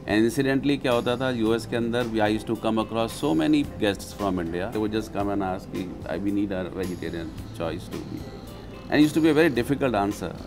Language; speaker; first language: Hindi; native; Hindi